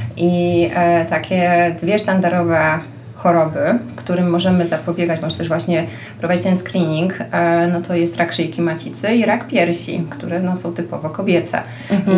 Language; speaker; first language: Polish; native; Polish